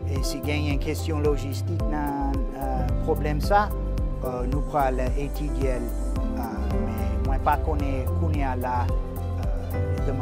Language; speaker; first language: Haitian Creole; non-native, fluent; English